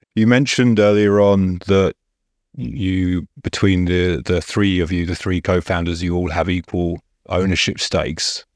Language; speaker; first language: English; native; English